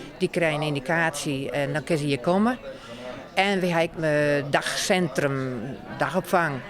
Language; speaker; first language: Dutch; non-native, local second language; Western Frisian